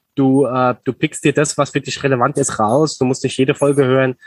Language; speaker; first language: German; native; German